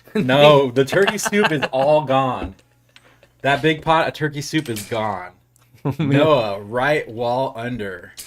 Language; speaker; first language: English; native; English